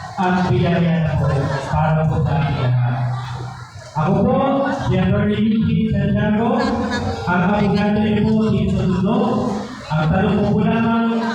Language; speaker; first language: Filipino; native; Filipino